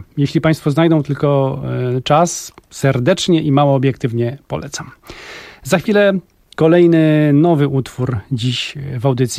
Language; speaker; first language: Polish; native; Polish